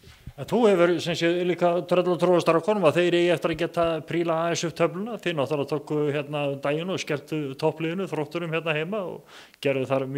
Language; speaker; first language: Icelandic; native; Icelandic